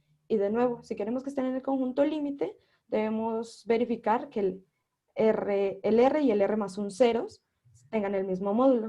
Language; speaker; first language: Spanish; native; Spanish